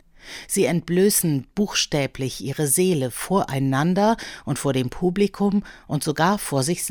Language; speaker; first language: German; native; German